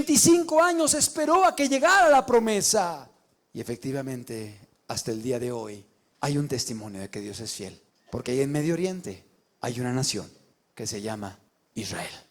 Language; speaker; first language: Spanish; native; Spanish